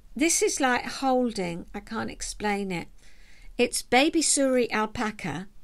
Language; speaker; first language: English; native; English